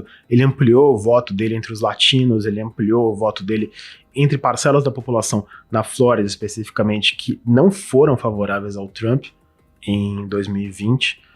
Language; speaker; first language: Portuguese; native; Portuguese